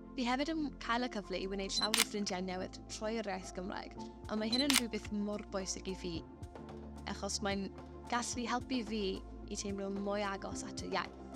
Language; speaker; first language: Welsh; non-native, local second language; English